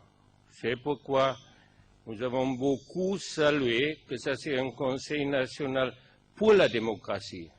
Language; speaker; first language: French; non-native, fluent; German